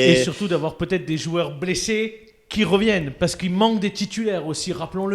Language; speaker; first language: French; native; French